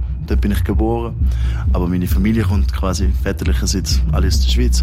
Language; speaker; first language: German; native; German